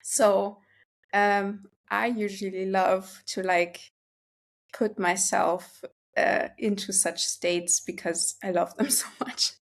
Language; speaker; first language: English; non-native, fluent; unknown